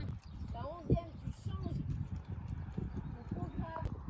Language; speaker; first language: French; native; French